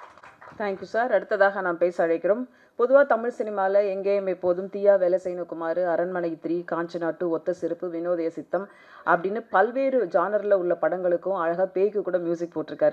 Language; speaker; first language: Tamil; native; Tamil